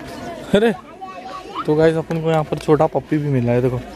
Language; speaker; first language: Hindi; native; Hindi